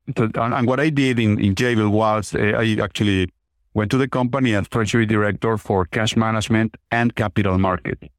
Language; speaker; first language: English; non-native, fluent; Spanish